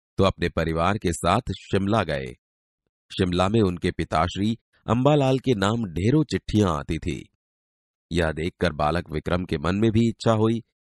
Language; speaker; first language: Hindi; non-native, local second language; Gujarati